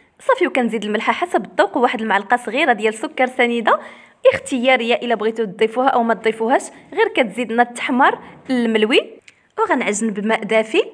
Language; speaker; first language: Arabic; native; Arabic